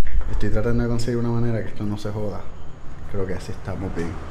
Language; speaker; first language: Spanish; early bilingual, heritage; Spanish